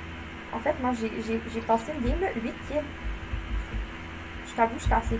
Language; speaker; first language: French; native; French